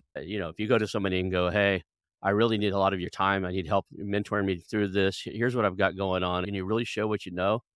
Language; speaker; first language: English; native; English